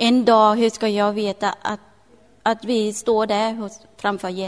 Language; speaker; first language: Swedish; non-native, learner; Thai